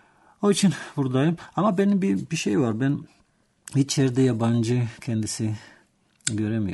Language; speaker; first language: Turkish; non-native, learner; Georgian